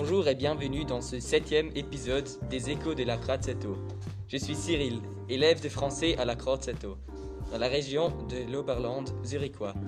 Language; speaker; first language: French; non-native, learner; German